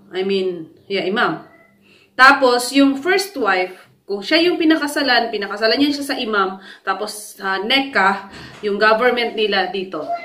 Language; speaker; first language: Filipino; native; Filipino